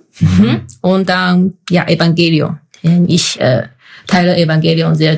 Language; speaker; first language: German; non-native, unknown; Chinese